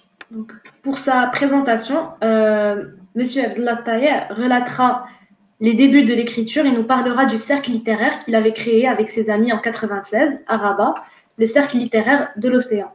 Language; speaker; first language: French; non-native, local second language; Arabic